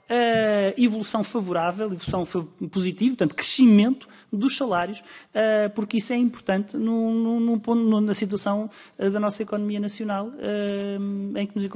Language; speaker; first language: Portuguese; native; Portuguese